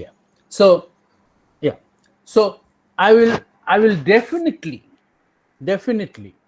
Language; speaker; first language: English; non-native, local second language; Bangla